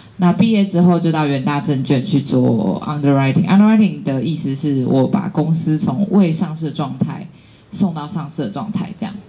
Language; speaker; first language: Chinese; native; Chinese